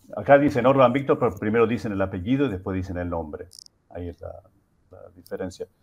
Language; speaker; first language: Spanish; native; Spanish